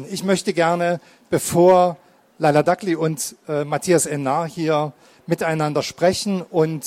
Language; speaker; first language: German; native; German